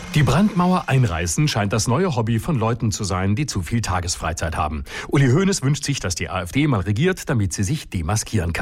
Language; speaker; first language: German; native; German